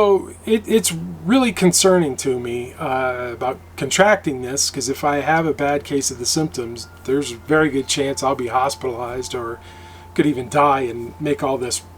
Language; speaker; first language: English; native; English